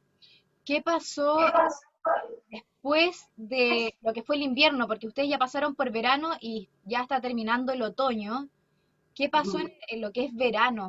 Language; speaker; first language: Spanish; native; Spanish